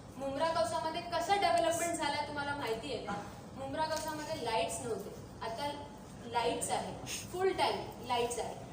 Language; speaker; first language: Marathi; non-native, local second language; Urdu